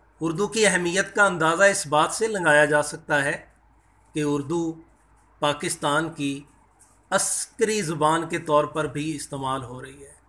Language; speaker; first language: Urdu; non-native, local second language; Punjabi